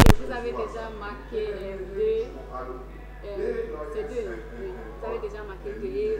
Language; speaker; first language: French; non-native, learner; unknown